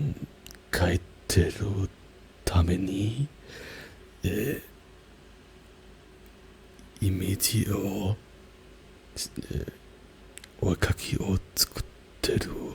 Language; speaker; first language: Japanese; non-native, learner; German